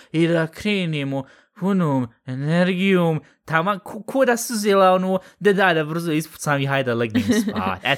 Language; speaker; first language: Bosnian; early bilingual, heritage; Bosnian